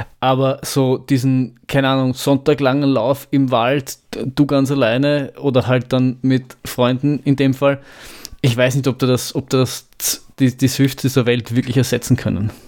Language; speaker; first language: German; native; German